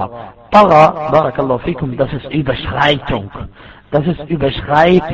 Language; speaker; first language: German; non-native, fluent; Arabic